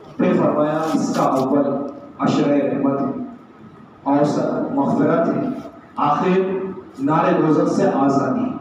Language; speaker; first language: Urdu; native; Urdu